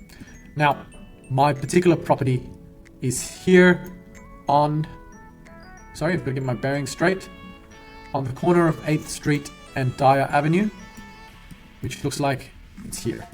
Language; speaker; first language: English; native; English